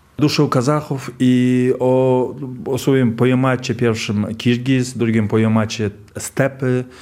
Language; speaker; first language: Polish; non-native, fluent; Kazakh